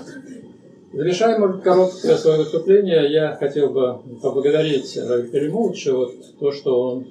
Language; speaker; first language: Russian; native; Russian